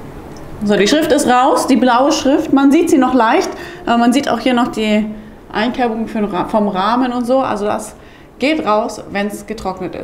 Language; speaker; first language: German; native; German